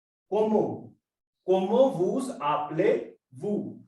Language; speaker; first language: French; non-native, learner; Hindi